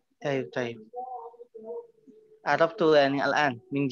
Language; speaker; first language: Arabic; non-native, fluent; Indonesian